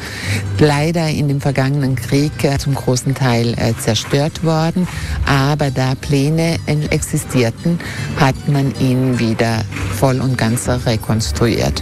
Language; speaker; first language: German; non-native, fluent; Croatian